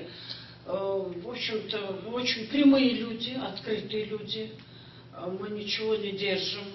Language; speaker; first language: Russian; non-native, local second language; Kyrgyz